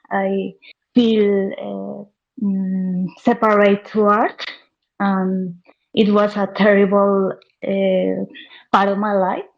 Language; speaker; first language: English; non-native, learner; Spanish